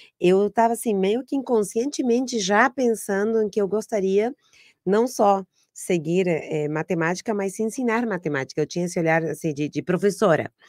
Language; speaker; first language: Portuguese; non-native, fluent; Spanish